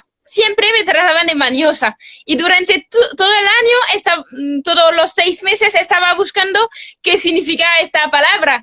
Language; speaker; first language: Spanish; non-native, fluent; French